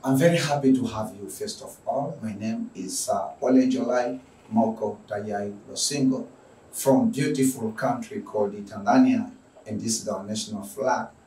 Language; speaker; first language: English; non-native, local second language; Swahili